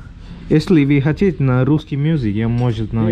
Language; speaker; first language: Russian; non-native, learner; Tamil